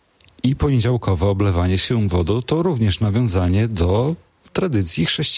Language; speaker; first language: Polish; native; Polish